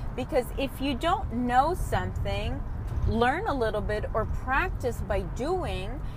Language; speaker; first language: English; early bilingual, other home language; Spanish